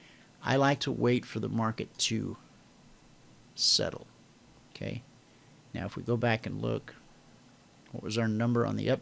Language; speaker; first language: English; native; English